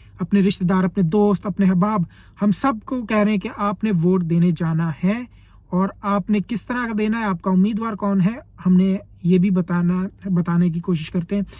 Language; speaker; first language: Urdu; native; Urdu